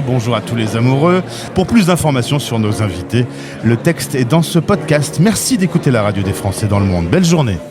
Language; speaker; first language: French; native; French